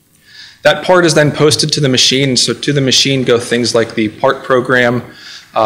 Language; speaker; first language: English; native; English